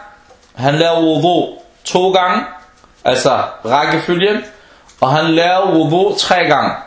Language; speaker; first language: Danish; non-native, fluent; Arabic